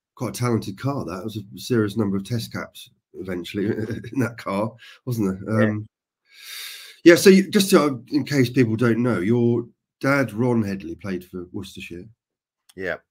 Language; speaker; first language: English; native; English